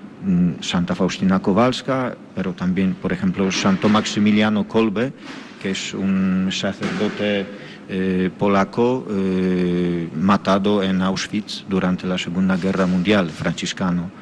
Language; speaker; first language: Spanish; non-native, fluent; Polish